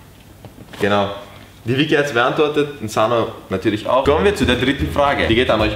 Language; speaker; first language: German; native; German